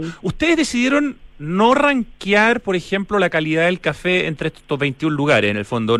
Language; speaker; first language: Spanish; native; Spanish